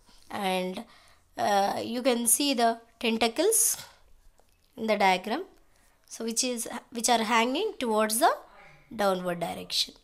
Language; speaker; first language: English; non-native, local second language; Telugu